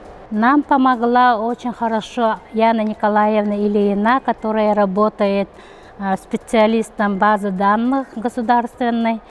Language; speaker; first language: Russian; non-native, local second language; Yakut